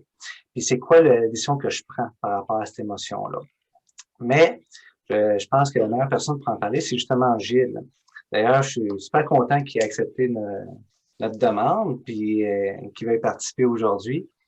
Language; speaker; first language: French; native; French